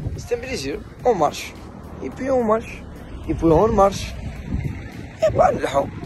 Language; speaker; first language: French; non-native, local second language; Arabic